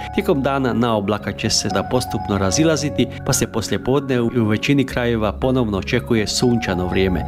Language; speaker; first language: Croatian; early bilingual, heritage; Croatian